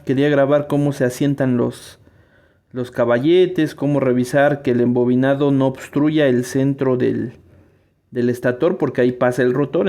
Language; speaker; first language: Spanish; native; Spanish